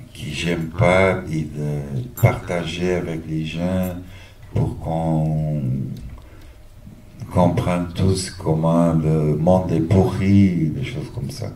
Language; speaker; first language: French; non-native, fluent; Portuguese